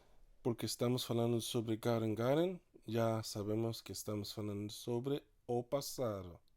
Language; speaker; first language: Portuguese; non-native, fluent; English